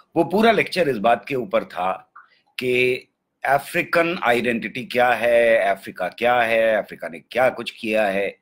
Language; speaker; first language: Hindi; native; Hindi